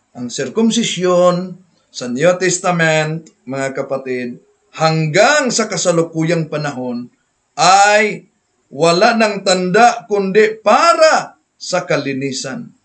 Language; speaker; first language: Filipino; non-native, local second language; Cebuano